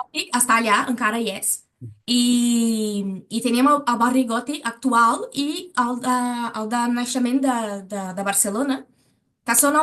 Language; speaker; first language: Catalan; non-native, learner; Portuguese